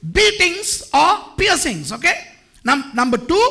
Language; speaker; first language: English; non-native, local second language; Tamil